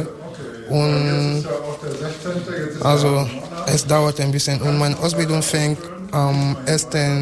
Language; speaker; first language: German; non-native, learner; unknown